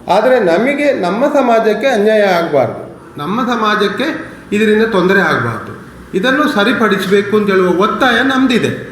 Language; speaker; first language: Kannada; non-native, local second language; Tulu